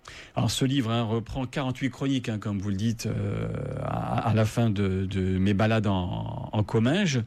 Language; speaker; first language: French; native; French